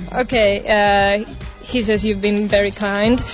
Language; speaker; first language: English; non-native, fluent; Spanish